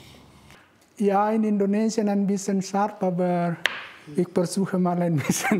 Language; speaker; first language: German; non-native, fluent; Indonesian